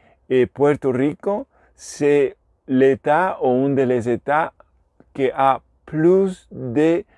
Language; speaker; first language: French; non-native, learner; Spanish